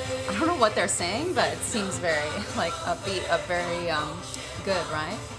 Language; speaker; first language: English; native; English